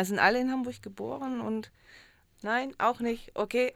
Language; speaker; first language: German; native; German